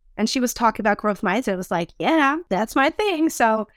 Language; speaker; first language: English; non-native, fluent; Dutch